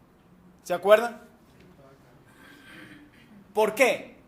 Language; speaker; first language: Spanish; native; Spanish